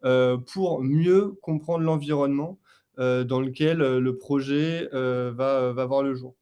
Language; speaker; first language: French; native; French